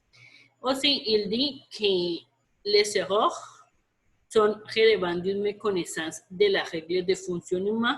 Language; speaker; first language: French; non-native, fluent; Spanish